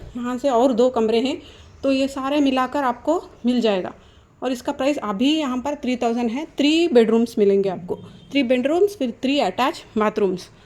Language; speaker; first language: Hindi; non-native, local second language; Kannada